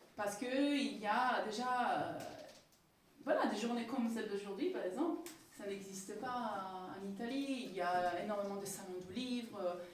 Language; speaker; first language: French; non-native, fluent; Italian